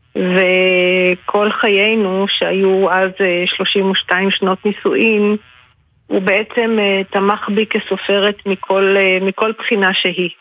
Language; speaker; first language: Hebrew; native; Hebrew